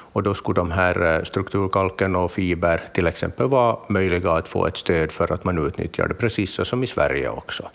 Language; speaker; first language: Swedish; native; Swedish